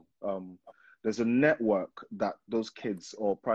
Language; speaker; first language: English; non-native, local second language; Yoruba